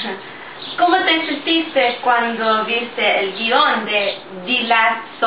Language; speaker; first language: Spanish; non-native, learner; English